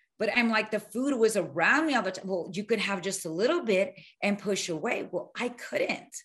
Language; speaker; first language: English; early bilingual, other home language; Spanish